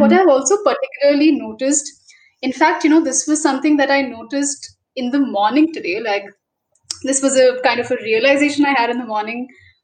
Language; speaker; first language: English; non-native, local second language; Bangla